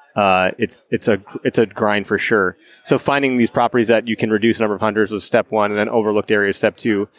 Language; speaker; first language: English; native; English